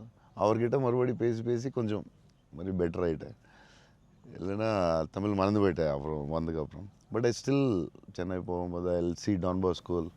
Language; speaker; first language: Tamil; non-native, local second language; Telugu